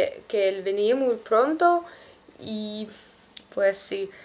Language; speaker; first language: Spanish; non-native, learner; Russian